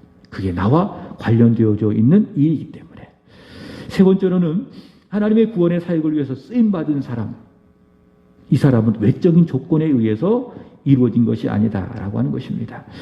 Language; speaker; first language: Korean; native; Korean